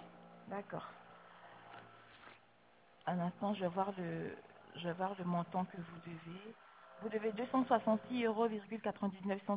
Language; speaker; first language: French; native; French